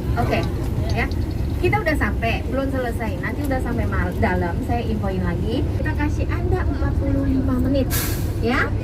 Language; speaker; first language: Indonesian; non-native, fluent; Cantonese